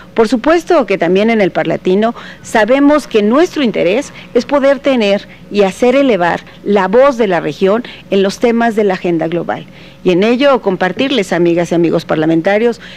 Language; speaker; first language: Spanish; native; Spanish